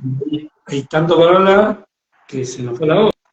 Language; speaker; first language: Spanish; native; Spanish